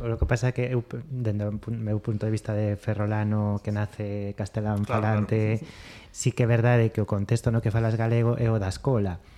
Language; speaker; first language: Galician; non-native, local second language; Spanish